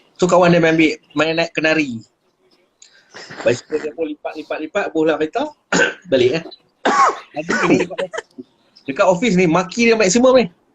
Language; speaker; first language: Malay; native; Malay